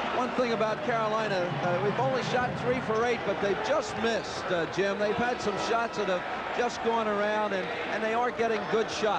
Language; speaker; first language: English; native; English